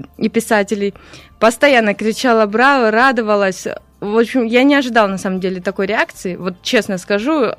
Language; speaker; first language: Russian; native; Russian